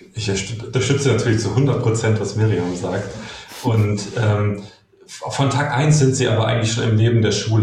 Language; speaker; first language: German; native; German